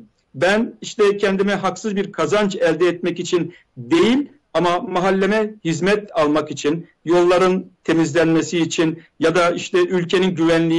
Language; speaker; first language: Turkish; native; Turkish